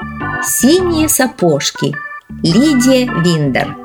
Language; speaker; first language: Russian; native; Russian